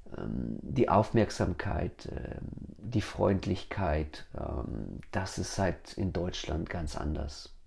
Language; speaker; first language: German; early bilingual, other home language; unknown